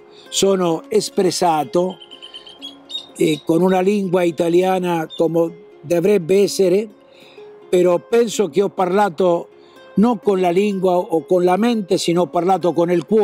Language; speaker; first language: Italian; early bilingual, heritage; Italian